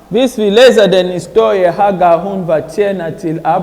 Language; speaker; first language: Danish; non-native, learner; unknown